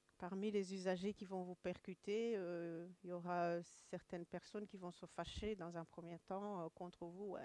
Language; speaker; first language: French; non-native, local second language; Kinyarwanda